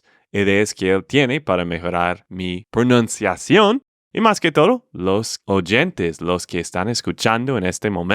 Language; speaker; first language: Spanish; non-native, fluent; English